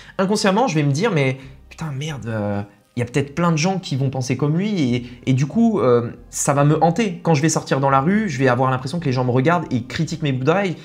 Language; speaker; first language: French; native; French